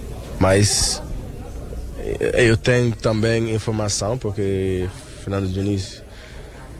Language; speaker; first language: Portuguese; non-native, learner; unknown